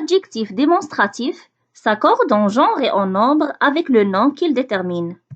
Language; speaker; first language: French; non-native, local second language; Arabic